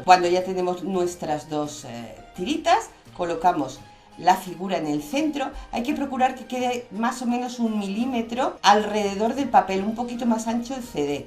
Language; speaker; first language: Spanish; native; Spanish